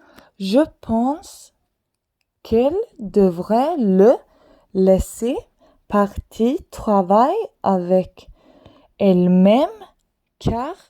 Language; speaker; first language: French; non-native, fluent; Swedish